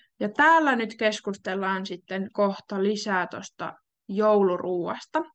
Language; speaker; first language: Finnish; native; Finnish